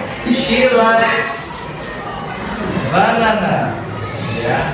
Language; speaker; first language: English; non-native, local second language; Javanese